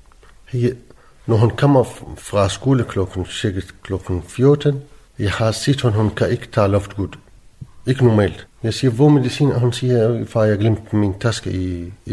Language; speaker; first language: Danish; non-native, learner; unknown